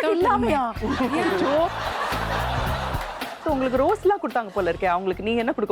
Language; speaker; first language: Tamil; native; Tamil